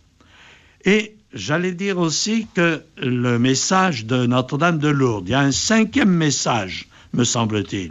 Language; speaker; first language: French; native; French